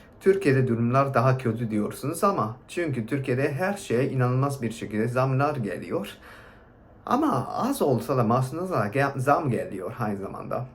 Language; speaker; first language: Turkish; non-native, fluent; Japanese